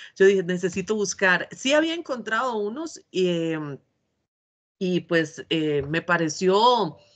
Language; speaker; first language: Spanish; native; Spanish